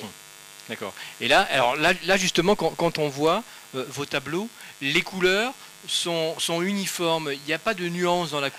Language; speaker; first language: French; native; French